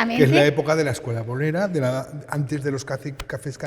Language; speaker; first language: Spanish; native; Spanish